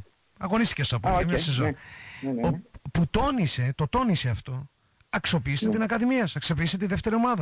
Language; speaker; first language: Greek; native; Greek